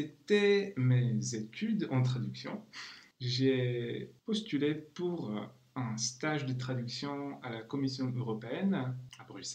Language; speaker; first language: French; non-native, fluent; Czech